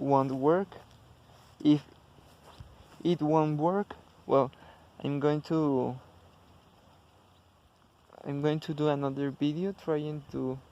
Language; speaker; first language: English; non-native, learner; Spanish